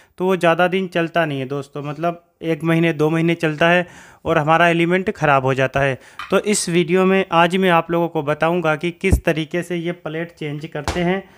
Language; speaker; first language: Hindi; native; Hindi